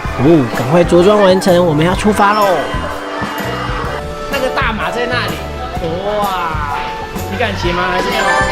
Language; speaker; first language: Chinese; native; Chinese